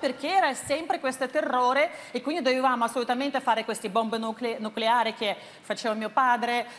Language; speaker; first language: Italian; non-native, fluent; Russian